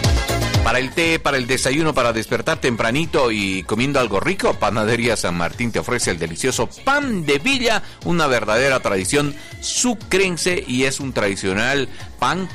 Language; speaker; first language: Spanish; native; Spanish